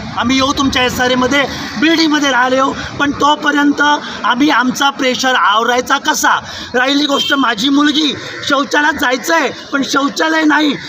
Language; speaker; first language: Marathi; native; Marathi